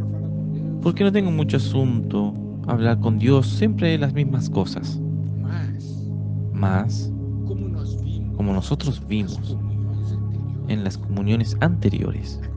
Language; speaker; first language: Spanish; non-native, fluent; Portuguese